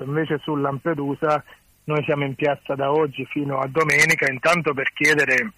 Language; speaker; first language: Italian; native; Italian